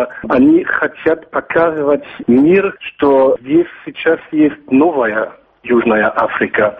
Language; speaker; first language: Russian; non-native, learner; German